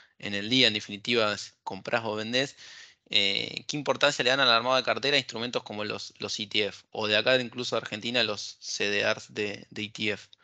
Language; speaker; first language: Spanish; native; Spanish